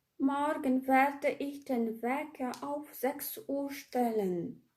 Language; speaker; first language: German; non-native, fluent; Ukrainian